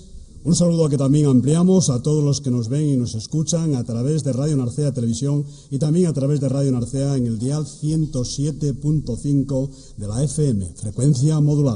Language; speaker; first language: Spanish; native; Spanish